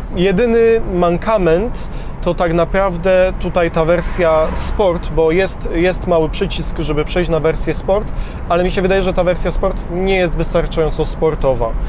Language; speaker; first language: Polish; early bilingual, heritage; Polish